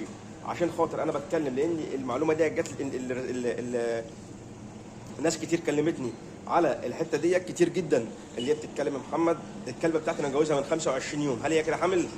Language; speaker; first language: Arabic; native; Arabic